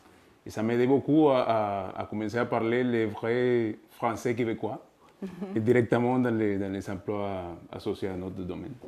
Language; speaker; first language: French; non-native, fluent; Spanish